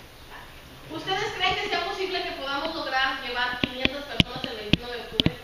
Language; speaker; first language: Spanish; native; Spanish